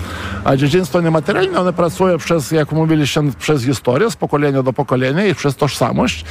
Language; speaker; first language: Polish; non-native, fluent; Lithuanian